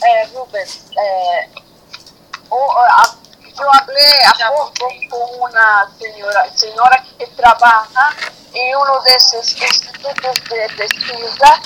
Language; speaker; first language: Spanish; non-native, fluent; Portuguese